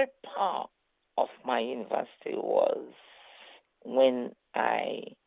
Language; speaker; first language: English; non-native, local second language; Igbo